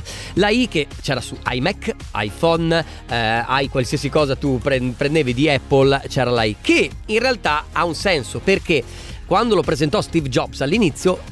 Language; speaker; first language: Italian; native; Italian